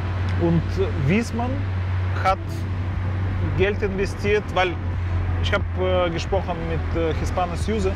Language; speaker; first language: German; non-native, fluent; Russian